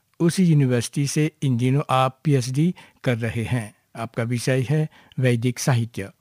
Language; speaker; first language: Hindi; non-native, local second language; Morisyen